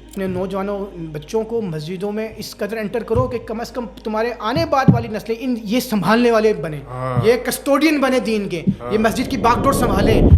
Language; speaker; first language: Urdu; non-native, local second language; Punjabi